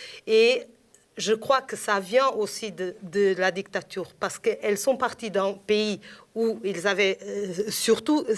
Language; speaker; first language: French; non-native, fluent; Portuguese